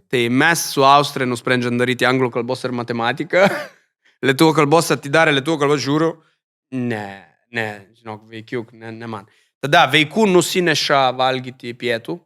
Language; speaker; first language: Lithuanian; non-native, fluent; Italian